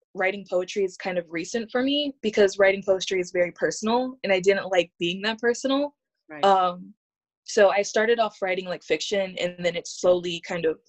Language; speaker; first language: English; native; English